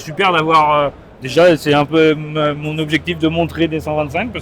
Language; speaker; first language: French; native; French